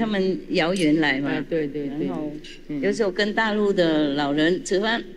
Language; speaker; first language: Chinese; non-native, fluent; Vietnamese